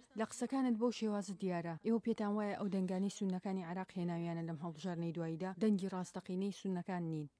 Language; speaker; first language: Central Kurdish; native; Central Kurdish